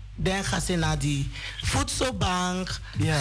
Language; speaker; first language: Dutch; non-native, learner; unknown